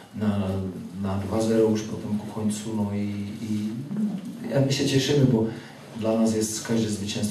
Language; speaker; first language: Polish; non-native, fluent; Czech